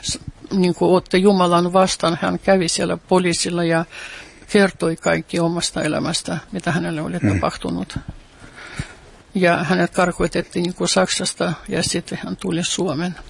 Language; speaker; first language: Finnish; non-native, fluent; Russian